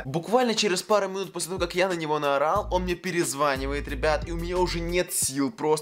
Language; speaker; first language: Russian; native; Russian